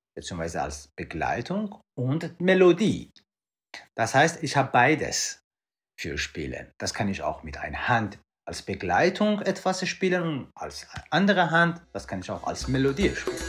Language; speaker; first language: German; non-native, learner; Persian